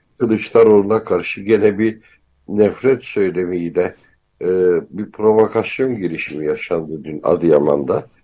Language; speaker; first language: Turkish; native; Turkish